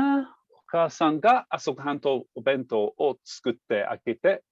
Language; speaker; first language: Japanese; non-native, fluent; English